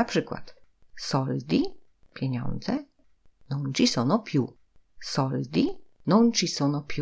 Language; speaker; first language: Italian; non-native, fluent; Polish